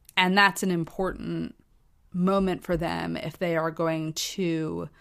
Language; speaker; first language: English; native; English